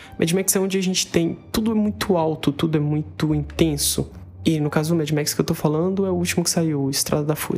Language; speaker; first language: Portuguese; native; Portuguese